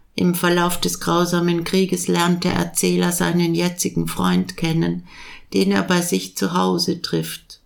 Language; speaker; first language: German; native; German